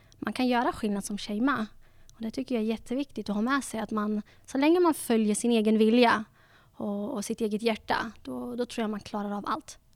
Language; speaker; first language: Swedish; early bilingual, other home language; Dutch